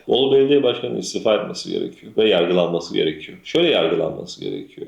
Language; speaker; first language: Turkish; native; Turkish